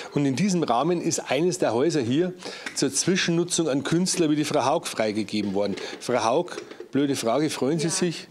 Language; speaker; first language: German; native; German